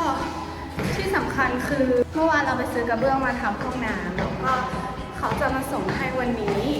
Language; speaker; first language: Thai; native; Thai